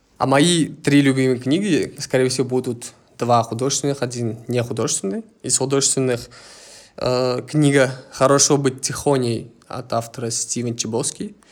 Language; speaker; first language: Russian; non-native, local second language; Uzbek